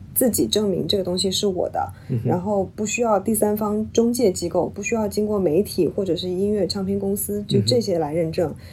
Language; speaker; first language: Chinese; native; Chinese